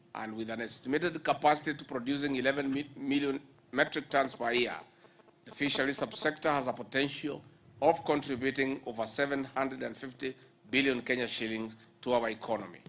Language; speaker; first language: English; non-native, local second language; Kikuyu